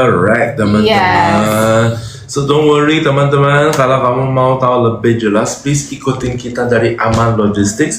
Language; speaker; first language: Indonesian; non-native, fluent; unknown